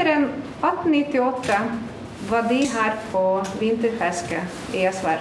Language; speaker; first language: Norwegian; non-native, fluent; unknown